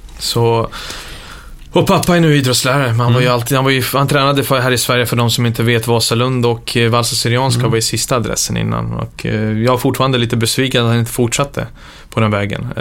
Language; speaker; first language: Swedish; early bilingual, other home language; Serbian